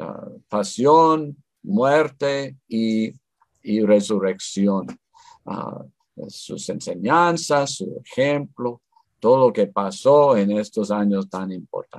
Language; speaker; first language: Spanish; non-native, fluent; English